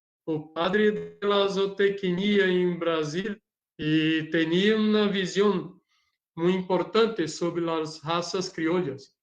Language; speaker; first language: Spanish; non-native, learner; Portuguese